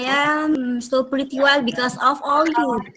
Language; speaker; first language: English; non-native, fluent; Indonesian